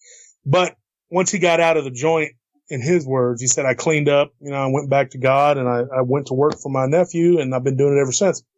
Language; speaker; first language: English; native; English